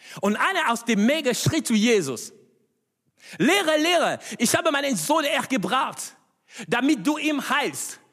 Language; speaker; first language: German; non-native, fluent; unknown